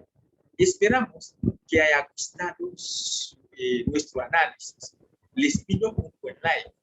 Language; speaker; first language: Spanish; non-native, fluent; French